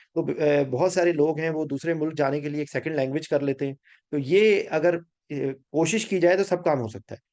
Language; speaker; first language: Urdu; native; Urdu